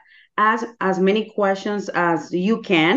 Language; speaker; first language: English; non-native, fluent; Spanish